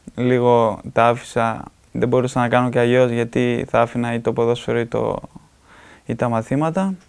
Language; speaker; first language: Greek; native; Greek